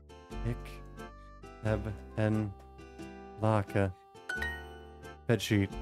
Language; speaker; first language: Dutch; non-native, learner; English